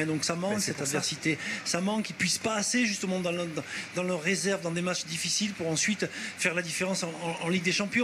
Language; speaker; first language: French; native; French